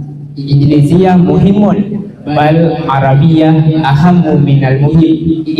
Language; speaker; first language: Arabic; non-native, learner; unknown